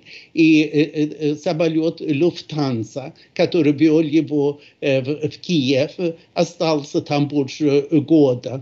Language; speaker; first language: Russian; non-native, fluent; Swedish